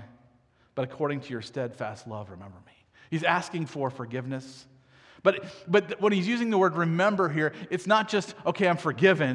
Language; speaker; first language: English; native; English